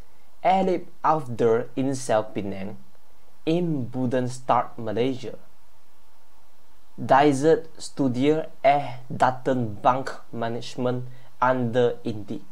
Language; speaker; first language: German; non-native, learner; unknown